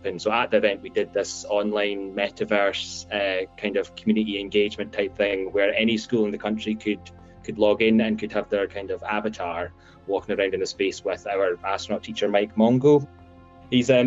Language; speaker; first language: English; native; English